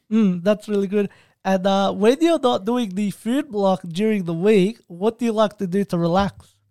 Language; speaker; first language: English; early bilingual, other home language; Arabic